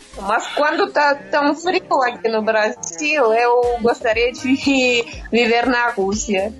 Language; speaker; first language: Portuguese; non-native, learner; Russian